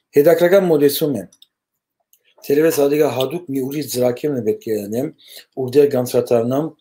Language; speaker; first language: Armenian; early bilingual, heritage; Armenian